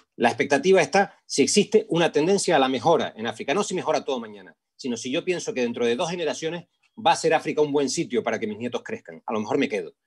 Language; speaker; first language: Spanish; native; Spanish